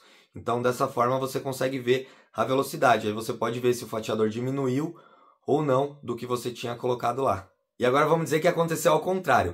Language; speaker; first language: Portuguese; native; Portuguese